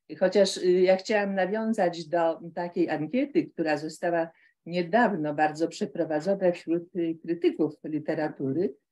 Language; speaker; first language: Polish; native; Polish